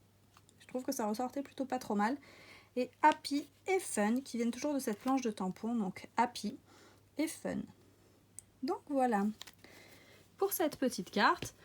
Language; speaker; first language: French; native; French